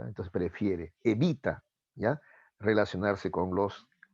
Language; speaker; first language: Spanish; native; Spanish